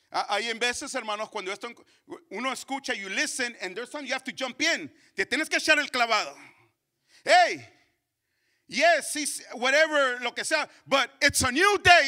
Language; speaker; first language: English; early bilingual, other home language; Spanish